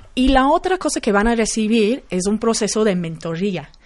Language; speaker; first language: Spanish; non-native, fluent; English